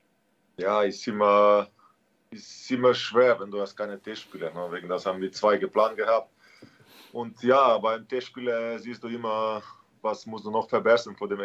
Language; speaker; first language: German; non-native, learner; Slovenian